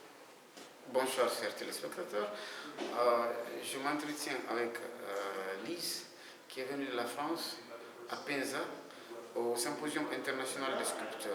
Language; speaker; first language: French; non-native, fluent; Russian